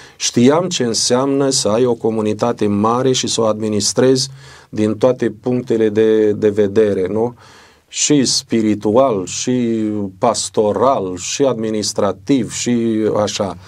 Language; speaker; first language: Romanian; native; Romanian